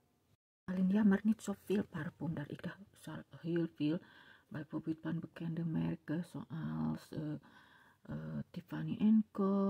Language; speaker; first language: Dutch; non-native, learner; Indonesian